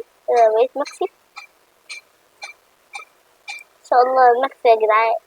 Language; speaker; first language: Arabic; native; Arabic